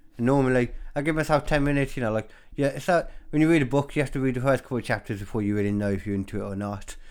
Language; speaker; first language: English; native; English